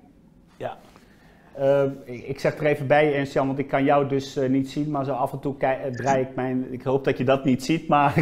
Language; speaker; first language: Dutch; native; Dutch